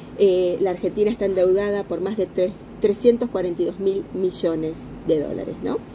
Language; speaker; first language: Spanish; native; Spanish